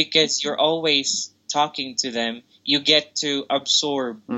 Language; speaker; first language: English; non-native, local second language; Filipino